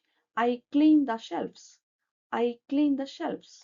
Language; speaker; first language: English; non-native, local second language; Kannada